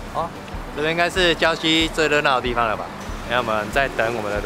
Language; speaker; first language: Chinese; native; Chinese